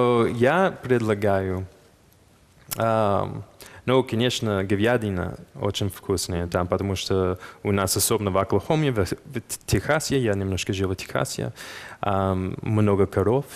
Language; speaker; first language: Russian; non-native, fluent; English